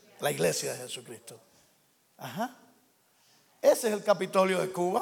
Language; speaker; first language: Spanish; native; Spanish